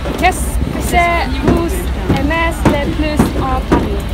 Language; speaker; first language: French; non-native, learner; Icelandic